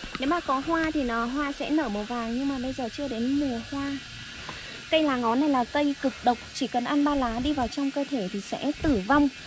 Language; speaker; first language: Vietnamese; non-native, local second language; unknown